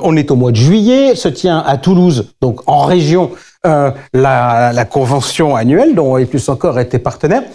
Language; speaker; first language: French; native; French